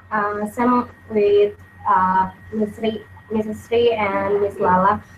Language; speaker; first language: English; non-native, learner; Indonesian